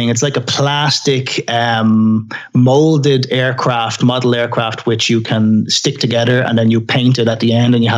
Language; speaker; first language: English; native; English